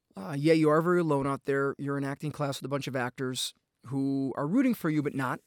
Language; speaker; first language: English; native; English